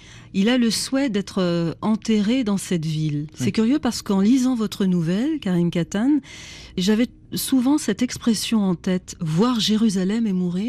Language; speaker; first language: French; native; French